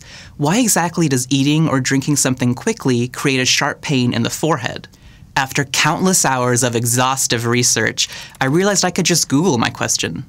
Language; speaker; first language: English; native; English